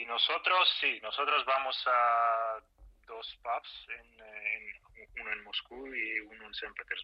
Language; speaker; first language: Spanish; non-native, fluent; Russian